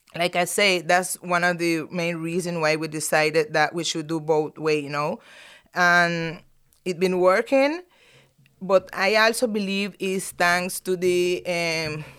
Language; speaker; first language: English; non-native, fluent; Spanish